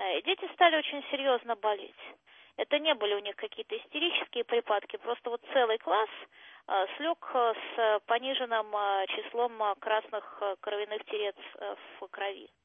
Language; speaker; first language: Russian; native; Russian